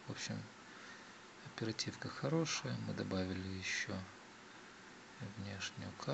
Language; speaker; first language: Russian; native; Russian